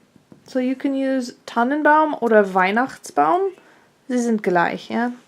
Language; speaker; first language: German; non-native, fluent; English